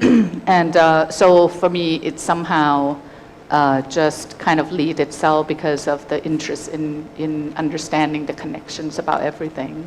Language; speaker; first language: English; non-native, fluent; Thai